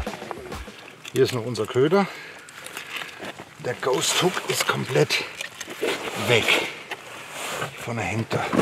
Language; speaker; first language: German; native; German